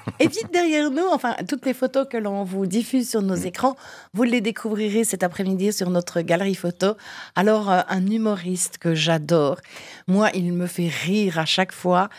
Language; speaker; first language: French; native; French